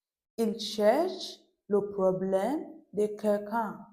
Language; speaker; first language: French; non-native, fluent; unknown